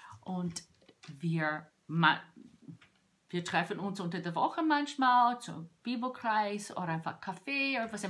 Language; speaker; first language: German; non-native, fluent; English